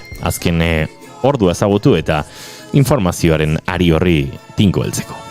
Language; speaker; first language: Basque; native; Basque